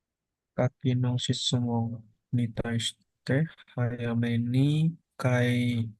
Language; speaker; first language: Japanese; non-native, learner; Indonesian